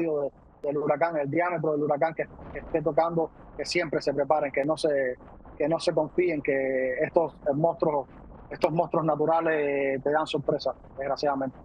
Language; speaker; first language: Spanish; native; Spanish